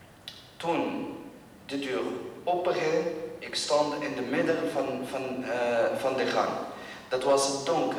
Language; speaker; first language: Dutch; non-native, learner; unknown